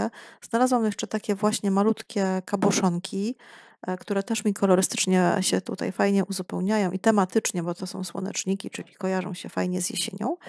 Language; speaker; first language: Polish; native; Polish